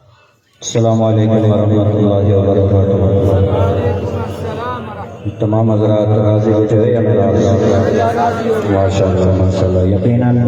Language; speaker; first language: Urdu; non-native, local second language; Saraiki